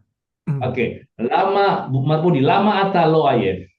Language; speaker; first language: Hebrew; non-native, fluent; Indonesian